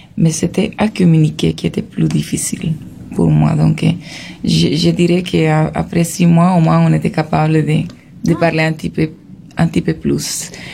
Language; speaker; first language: French; non-native, fluent; Spanish